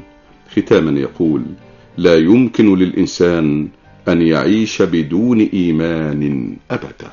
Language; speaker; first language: Arabic; native; Arabic